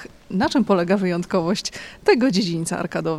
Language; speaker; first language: Polish; native; Polish